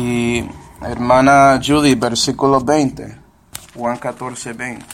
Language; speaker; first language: Spanish; non-native, fluent; English